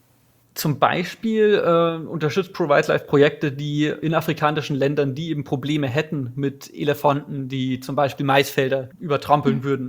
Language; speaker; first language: German; native; German